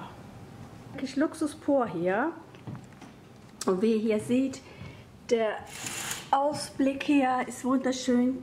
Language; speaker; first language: German; non-native, fluent; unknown